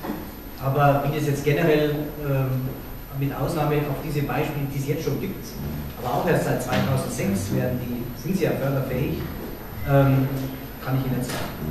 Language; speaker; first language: German; native; German